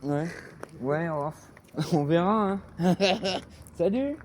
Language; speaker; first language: French; native; French